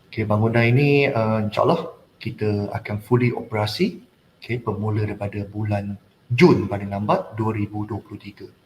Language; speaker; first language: Malay; non-native, local second language; Chinese